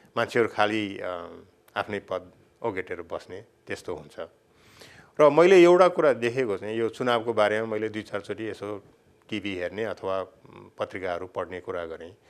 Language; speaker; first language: Nepali; native; Nepali